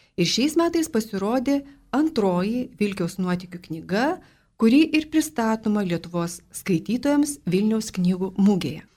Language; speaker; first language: Lithuanian; native; Lithuanian